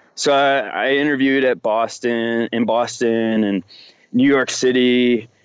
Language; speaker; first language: English; native; English